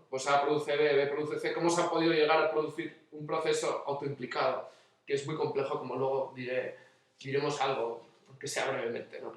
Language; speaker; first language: Spanish; native; Spanish